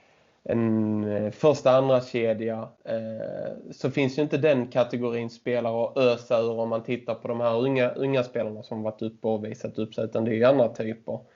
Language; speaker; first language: Swedish; native; Swedish